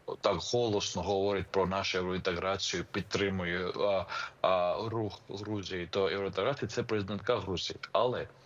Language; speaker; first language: Ukrainian; non-native, fluent; Georgian